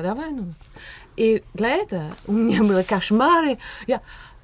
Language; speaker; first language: Russian; non-native, learner; English